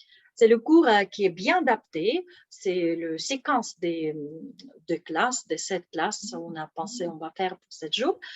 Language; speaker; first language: French; non-native, fluent; Russian